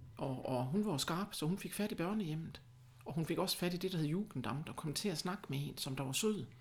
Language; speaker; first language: Danish; early bilingual, other home language; German